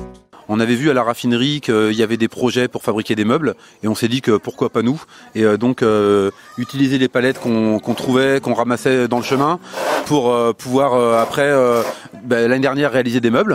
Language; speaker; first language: French; native; French